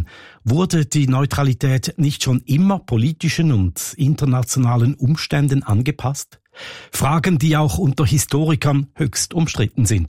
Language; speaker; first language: German; native; German